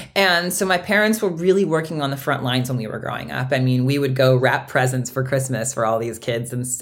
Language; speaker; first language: English; native; English